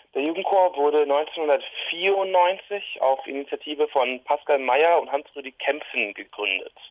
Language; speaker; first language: German; native; German